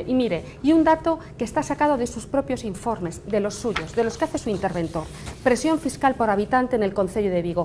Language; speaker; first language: Spanish; native; Spanish